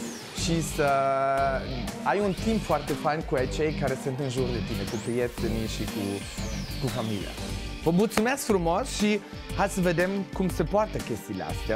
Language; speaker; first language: Romanian; non-native, local second language; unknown